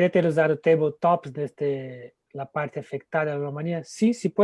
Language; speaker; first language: Spanish; non-native, fluent; Portuguese